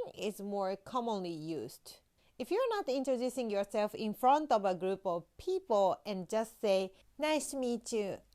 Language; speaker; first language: English; non-native, fluent; Japanese